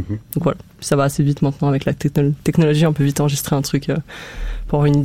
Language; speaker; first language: French; native; French